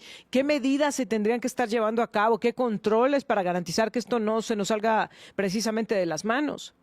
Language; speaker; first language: Spanish; native; Spanish